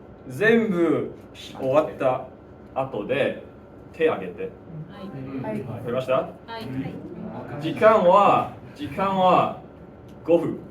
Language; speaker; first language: Japanese; non-native, fluent; English